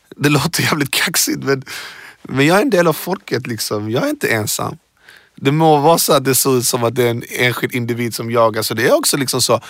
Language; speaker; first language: Swedish; early bilingual, other home language; Persian